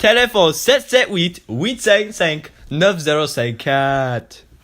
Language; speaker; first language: French; non-native, learner; English